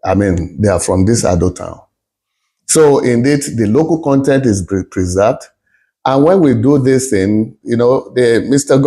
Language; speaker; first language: English; non-native, local second language; Yoruba